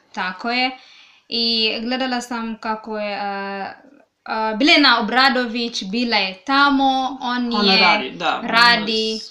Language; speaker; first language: Serbian; non-native, learner; Swahili